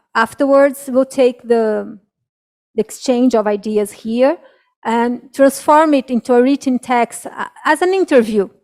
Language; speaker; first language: English; non-native, fluent; Portuguese